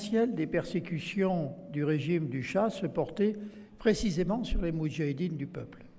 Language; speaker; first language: French; native; French